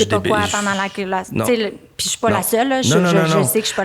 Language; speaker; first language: French; native; French